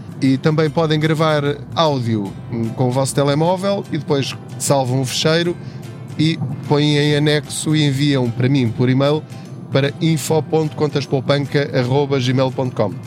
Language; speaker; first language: Portuguese; native; Portuguese